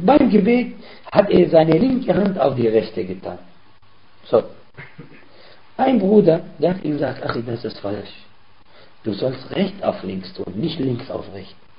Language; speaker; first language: German; non-native, fluent; Arabic